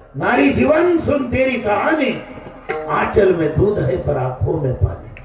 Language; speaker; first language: Hindi; non-native, local second language; Marathi